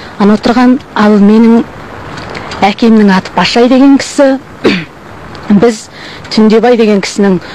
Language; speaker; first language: Kazakh; native; Kazakh